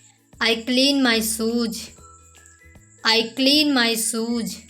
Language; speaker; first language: English; non-native, local second language; Hindi